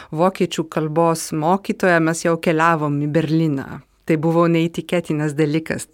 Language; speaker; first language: Lithuanian; non-native, fluent; French